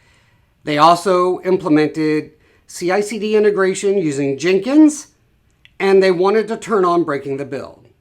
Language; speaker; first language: English; native; English